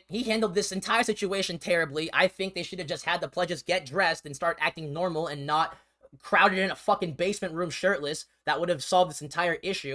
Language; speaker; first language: English; native; English